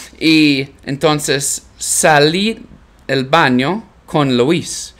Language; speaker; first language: Spanish; non-native, learner; English